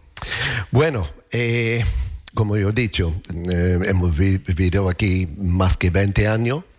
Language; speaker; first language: Spanish; non-native, learner; English